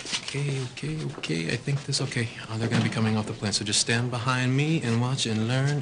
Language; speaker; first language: English; native; English